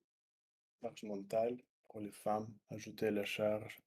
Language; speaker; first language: French; non-native, learner; Russian